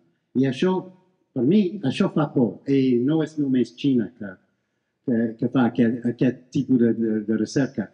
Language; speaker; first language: Catalan; non-native, fluent; English